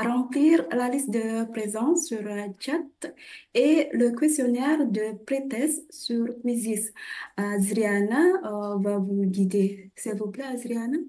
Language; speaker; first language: French; non-native, fluent; Indonesian